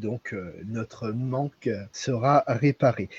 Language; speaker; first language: French; native; French